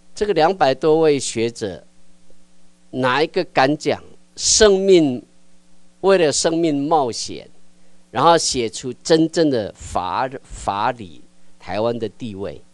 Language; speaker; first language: Chinese; non-native, local second language; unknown